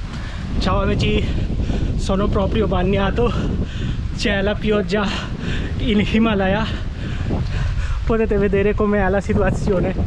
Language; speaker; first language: Italian; non-native, fluent; Bangla